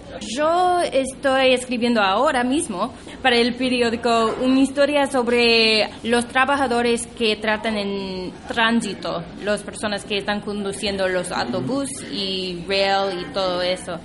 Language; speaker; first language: Spanish; non-native, fluent; English